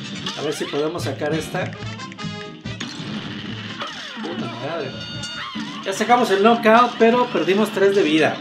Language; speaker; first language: Spanish; native; Spanish